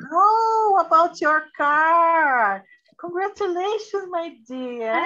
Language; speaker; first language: English; non-native, learner; Portuguese